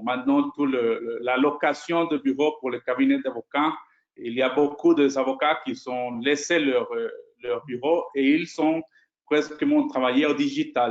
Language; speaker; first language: French; non-native, fluent; Spanish